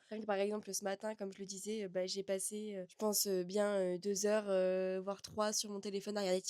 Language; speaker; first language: French; native; French